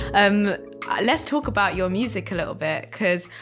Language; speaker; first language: English; native; English